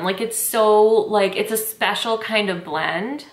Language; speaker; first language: English; native; English